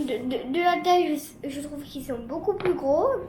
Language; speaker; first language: French; native; French